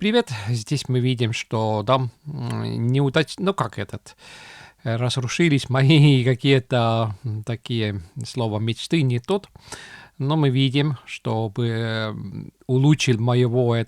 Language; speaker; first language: Russian; non-native, local second language; Estonian